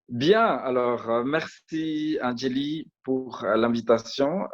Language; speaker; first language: French; non-native, fluent; Spanish